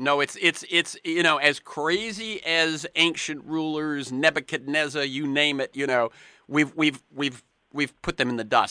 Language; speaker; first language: English; native; English